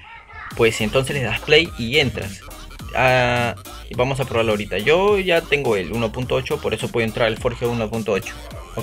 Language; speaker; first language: Spanish; native; Spanish